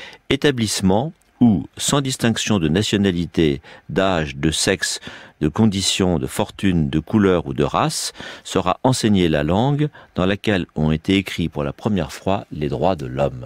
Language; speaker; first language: French; native; French